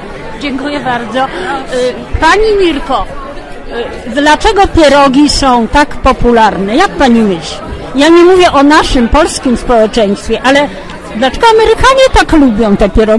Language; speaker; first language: Polish; native; Polish